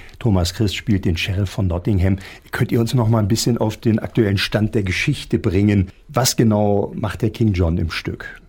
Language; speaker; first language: German; native; German